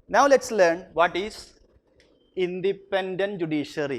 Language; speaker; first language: English; non-native, local second language; Malayalam